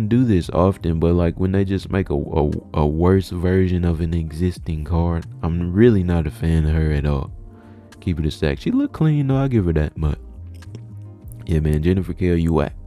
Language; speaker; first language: English; native; English